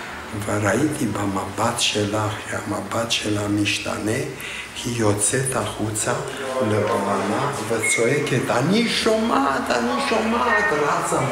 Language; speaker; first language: Hebrew; non-native, fluent; Romanian